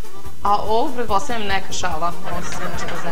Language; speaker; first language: Serbian; native; Serbian